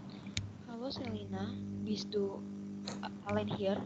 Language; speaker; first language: German; non-native, learner; Indonesian